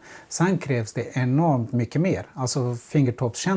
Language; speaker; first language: Swedish; non-native, fluent; Central Kurdish